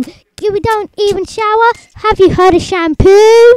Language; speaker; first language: English; native; English